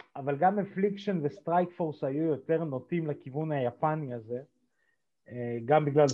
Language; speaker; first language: Hebrew; early bilingual, other home language; Russian